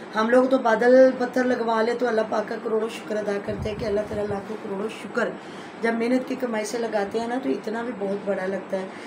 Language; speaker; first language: Urdu; non-native, local second language; Punjabi